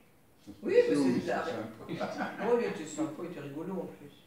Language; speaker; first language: French; native; French